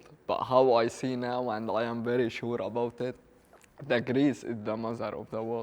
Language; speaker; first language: English; non-native, learner; Arabic